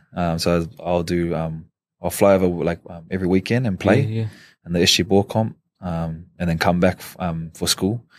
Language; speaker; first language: English; native; English